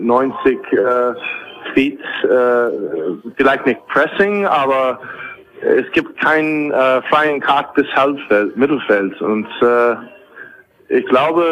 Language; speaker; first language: German; non-native, fluent; English